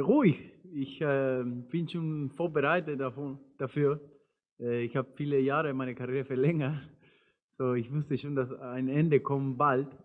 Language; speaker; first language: German; non-native, fluent; Spanish